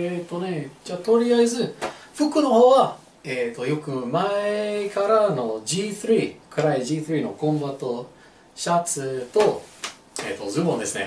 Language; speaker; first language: Japanese; non-native, learner; English